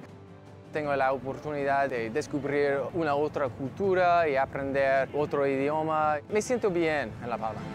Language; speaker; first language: Spanish; non-native, learner; English